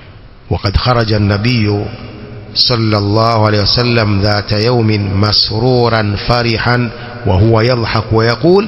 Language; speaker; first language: Arabic; non-native, fluent; Swahili